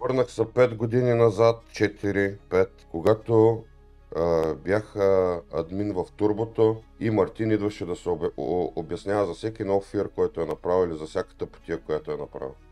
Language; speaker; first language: Bulgarian; native; Bulgarian